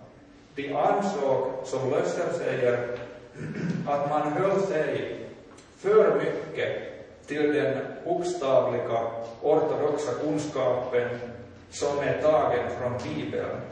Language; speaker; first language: Swedish; non-native, local second language; Finnish